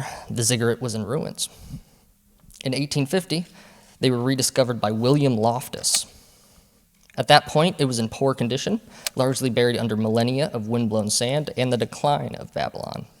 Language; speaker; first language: English; native; English